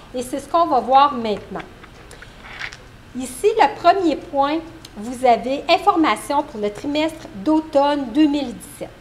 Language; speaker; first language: French; native; French